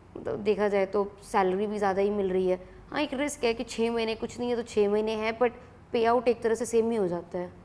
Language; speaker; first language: Hindi; native; Hindi